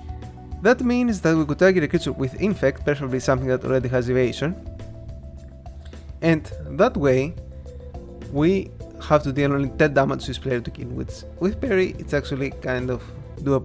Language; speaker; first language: English; non-native, fluent; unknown